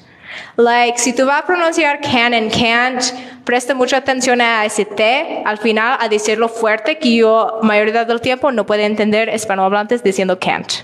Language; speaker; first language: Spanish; non-native, learner; English